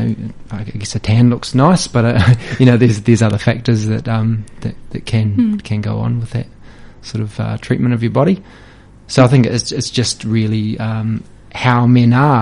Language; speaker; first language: English; native; English